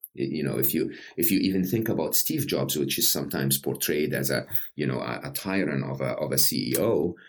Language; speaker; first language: English; non-native, fluent; Arabic